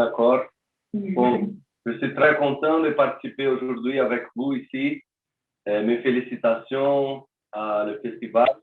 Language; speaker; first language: French; non-native, learner; Portuguese